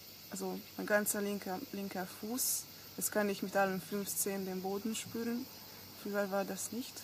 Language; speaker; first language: German; non-native, fluent; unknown